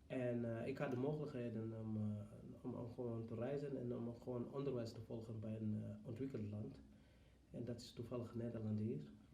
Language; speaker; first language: Dutch; non-native, fluent; Fula